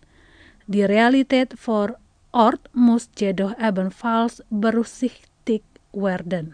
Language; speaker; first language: German; non-native, fluent; Indonesian